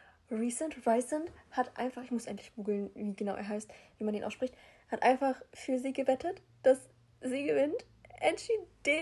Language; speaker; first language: German; native; German